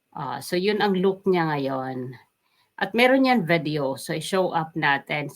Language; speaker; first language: Filipino; native; Filipino